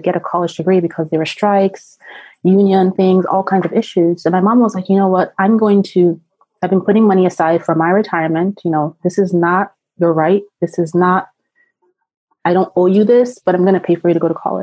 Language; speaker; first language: English; non-native, local second language; Yoruba